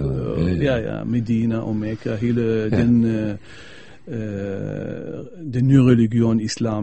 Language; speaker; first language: Danish; non-native, fluent; Arabic